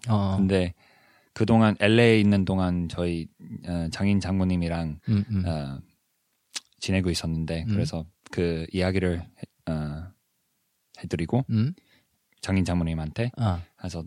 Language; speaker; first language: Korean; non-native, fluent; English